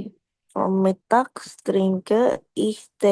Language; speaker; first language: German; non-native, learner; Indonesian